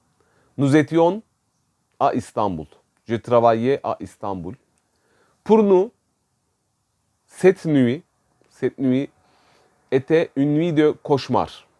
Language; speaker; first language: French; non-native, fluent; Turkish